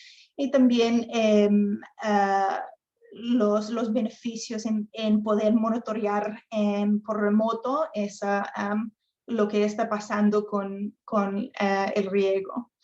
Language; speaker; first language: Spanish; non-native, fluent; English